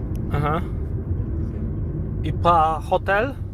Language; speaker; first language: French; non-native, learner; Polish